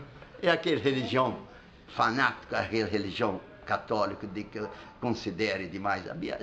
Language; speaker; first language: Portuguese; non-native, fluent; Arabic